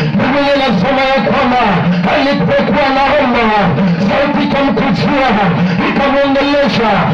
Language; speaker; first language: Swahili; non-native, local second language; Kamba